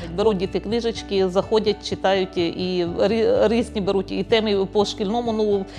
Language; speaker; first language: Ukrainian; non-native, local second language; Czech